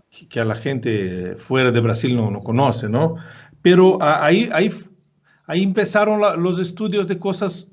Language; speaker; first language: Spanish; non-native, fluent; Portuguese